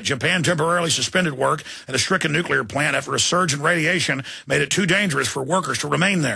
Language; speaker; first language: English; native; English